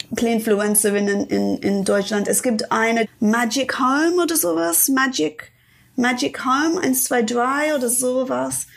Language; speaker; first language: German; non-native, fluent; English